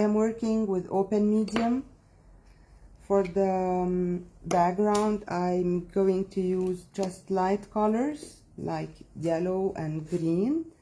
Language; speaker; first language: English; non-native, fluent; Arabic